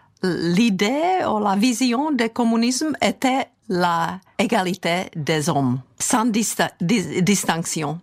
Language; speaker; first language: French; non-native, fluent; Czech